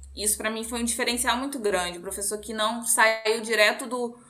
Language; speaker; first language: Portuguese; native; Portuguese